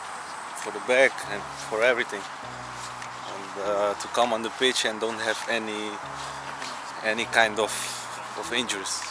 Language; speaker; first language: English; non-native, learner; Portuguese